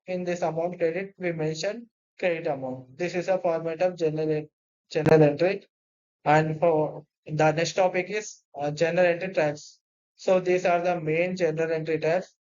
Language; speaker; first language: English; non-native, local second language; Telugu